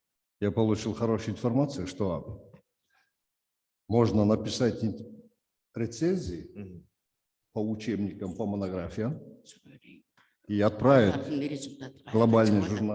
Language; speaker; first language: Russian; non-native, local second language; Kyrgyz